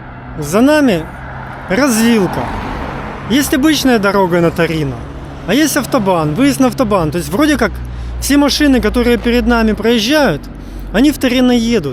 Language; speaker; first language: Russian; native; Russian